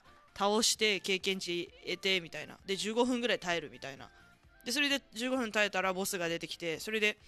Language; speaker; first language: Japanese; native; Japanese